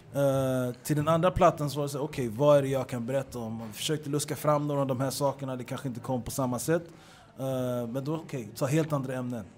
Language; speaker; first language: Swedish; early bilingual, other home language; Papiamento